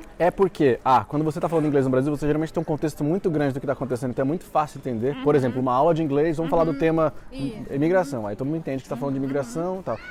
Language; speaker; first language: Portuguese; native; Portuguese